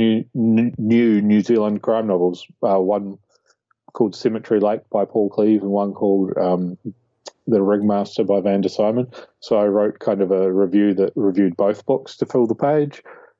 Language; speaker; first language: English; native; English